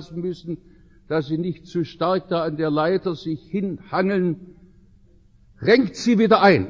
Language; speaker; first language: German; native; German